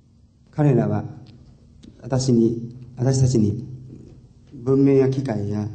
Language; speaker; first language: Japanese; non-native, fluent; Chinese